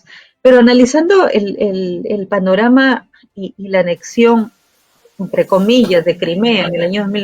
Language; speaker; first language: Spanish; native; Spanish